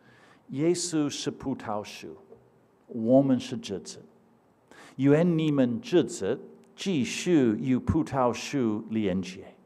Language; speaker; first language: Chinese; non-native, fluent; English